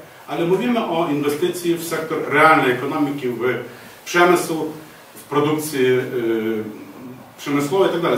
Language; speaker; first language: Polish; non-native, fluent; Ukrainian